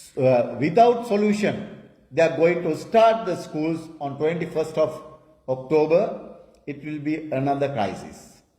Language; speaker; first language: English; non-native, local second language; Sinhala